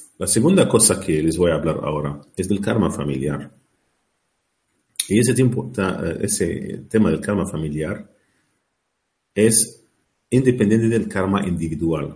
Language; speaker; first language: Spanish; non-native, learner; Arabic